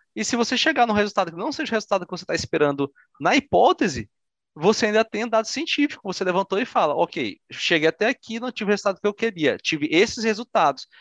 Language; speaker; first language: Portuguese; native; Portuguese